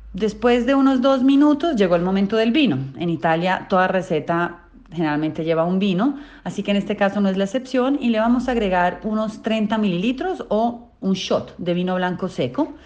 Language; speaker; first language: Spanish; non-native, fluent; Italian